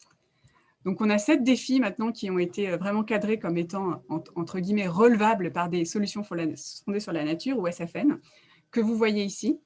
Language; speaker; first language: French; native; French